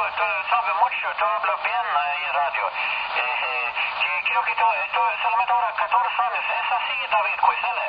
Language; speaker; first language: Spanish; non-native, learner; Swedish